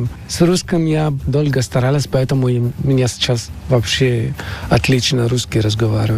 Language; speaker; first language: Russian; non-native, learner; Arabic